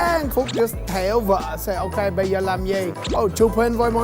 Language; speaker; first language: Vietnamese; non-native, learner; English